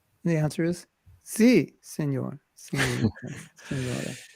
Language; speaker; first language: Spanish; non-native, learner; English